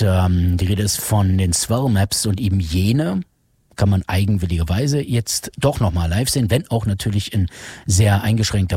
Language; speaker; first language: German; native; German